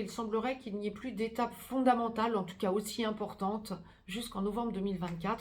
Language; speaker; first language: French; native; French